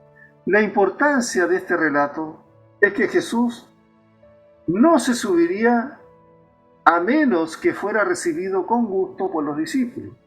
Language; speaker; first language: Spanish; native; Spanish